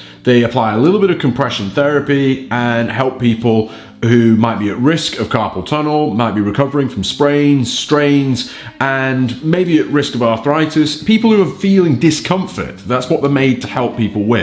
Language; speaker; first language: English; native; English